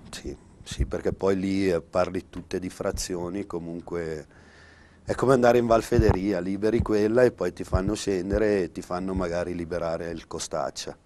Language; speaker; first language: Italian; native; Italian